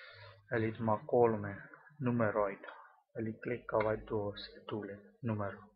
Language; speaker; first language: Finnish; non-native, learner; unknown